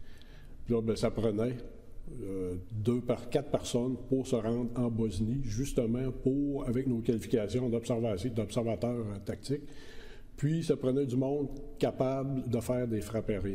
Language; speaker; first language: French; native; French